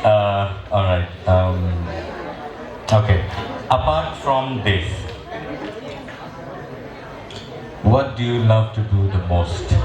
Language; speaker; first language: English; non-native, local second language; Kok Borok